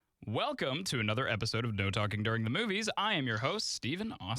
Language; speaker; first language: English; native; English